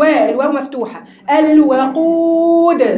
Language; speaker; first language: Arabic; native; Arabic